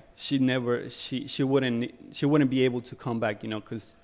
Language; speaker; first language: English; early bilingual, other home language; Spanish